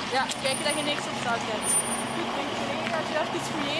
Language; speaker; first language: Dutch; native; Dutch